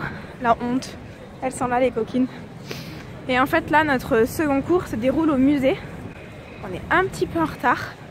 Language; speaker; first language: French; native; French